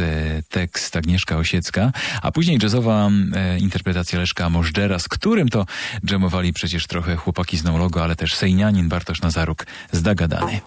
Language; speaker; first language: Polish; native; Polish